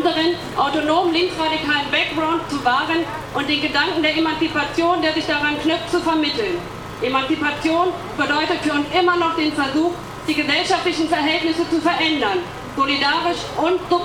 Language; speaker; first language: German; native; German